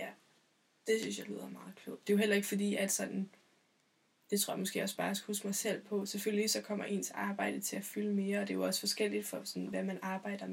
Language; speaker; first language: Danish; native; Danish